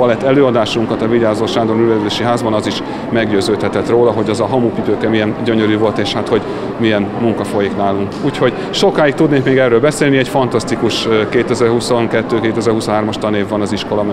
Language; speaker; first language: Hungarian; native; Hungarian